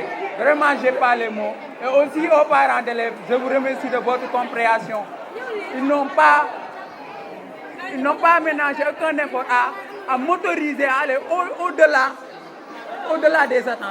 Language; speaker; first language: French; non-native, local second language; Wolof